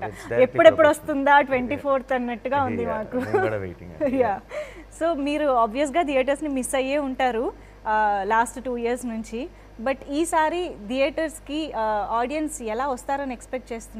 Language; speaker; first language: Telugu; native; Telugu